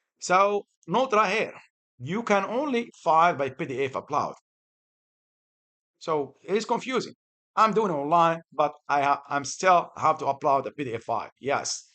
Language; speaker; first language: English; non-native, fluent; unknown